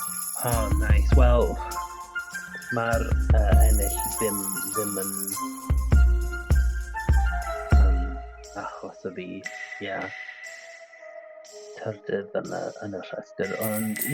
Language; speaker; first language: Welsh; non-native, learner; English